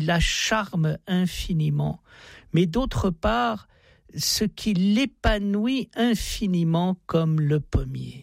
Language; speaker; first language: French; native; French